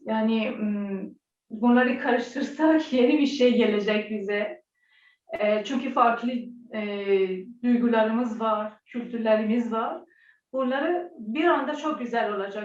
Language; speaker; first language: Turkish; non-native, learner; Persian